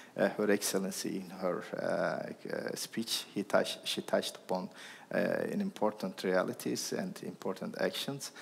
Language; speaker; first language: English; non-native, fluent; Turkish